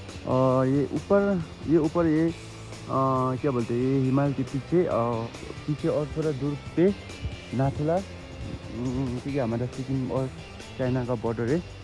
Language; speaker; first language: Hindi; non-native, local second language; Nepali